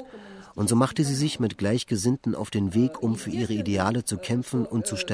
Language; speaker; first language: German; native; German